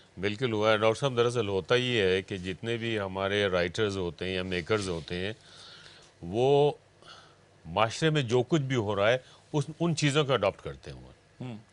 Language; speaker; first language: Urdu; non-native, local second language; Punjabi